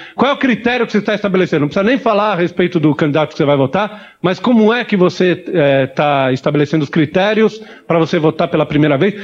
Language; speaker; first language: Portuguese; native; Portuguese